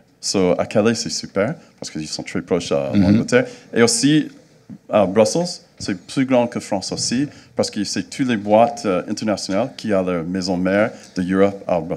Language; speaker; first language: French; non-native, fluent; English